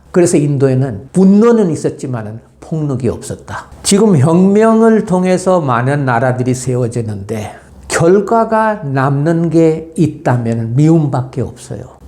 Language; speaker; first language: Korean; non-native, fluent; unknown